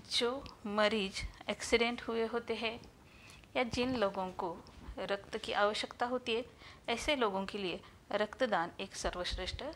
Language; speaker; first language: Hindi; non-native, local second language; Marathi